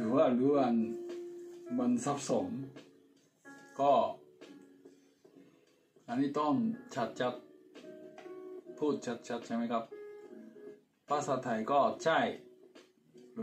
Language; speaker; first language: Thai; non-native, fluent; Japanese